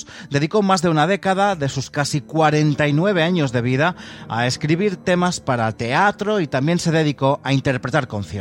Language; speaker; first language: Spanish; native; Spanish